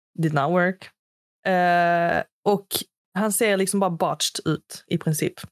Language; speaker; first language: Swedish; early bilingual, other home language; Arabic